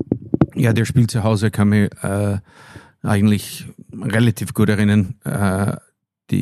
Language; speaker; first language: German; non-native, fluent; English